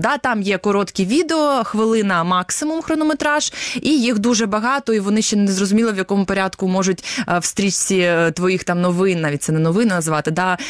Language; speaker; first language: Ukrainian; non-native, local second language; Russian